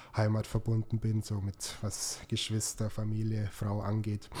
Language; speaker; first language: German; native; German